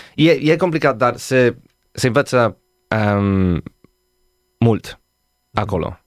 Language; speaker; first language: Romanian; non-native, learner; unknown